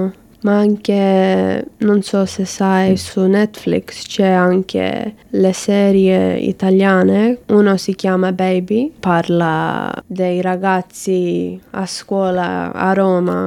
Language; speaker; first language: Italian; non-native, learner; English